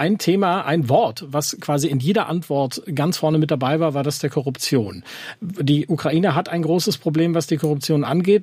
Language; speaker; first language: German; native; German